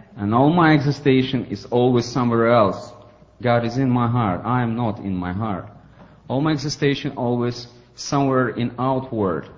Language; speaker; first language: English; non-native, fluent; Ukrainian